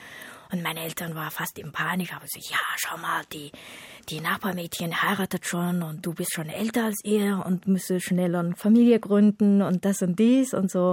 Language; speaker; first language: German; non-native, fluent; Mongolian